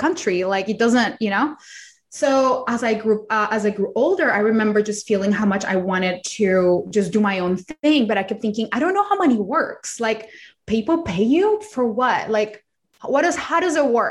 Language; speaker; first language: English; non-native, fluent; Spanish